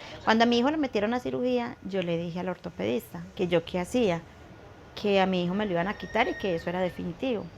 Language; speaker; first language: Spanish; native; Spanish